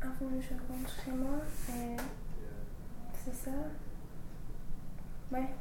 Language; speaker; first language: French; non-native, learner; English